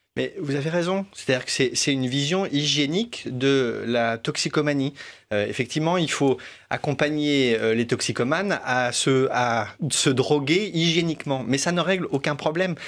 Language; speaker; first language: French; native; French